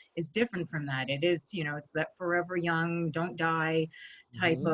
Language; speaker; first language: English; native; English